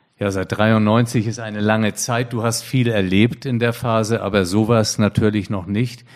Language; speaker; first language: German; native; German